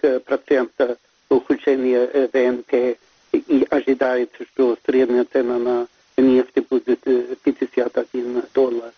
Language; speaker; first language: Russian; non-native, fluent; Swedish